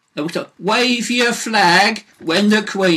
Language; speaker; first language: English; native; English